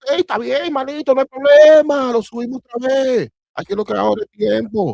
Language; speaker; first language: Spanish; early bilingual, heritage; Spanish